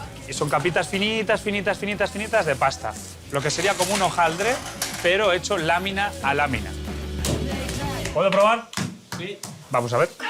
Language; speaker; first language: Spanish; native; Spanish